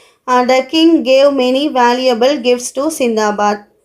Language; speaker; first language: English; non-native, local second language; Tamil